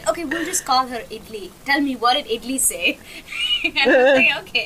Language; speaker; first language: English; native; English